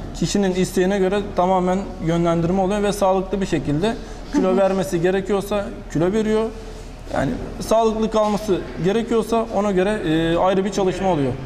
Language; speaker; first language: Turkish; native; Turkish